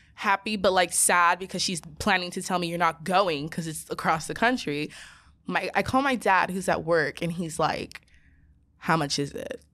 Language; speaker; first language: English; native; English